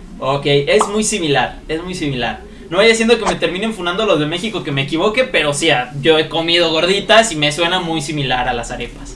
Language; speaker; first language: Spanish; native; Spanish